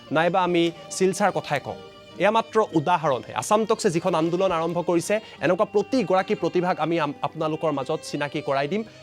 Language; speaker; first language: Assamese; native; Assamese